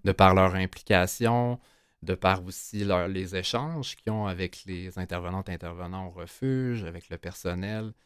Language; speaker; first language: French; native; French